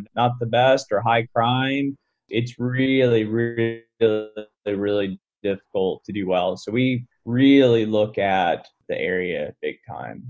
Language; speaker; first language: English; native; English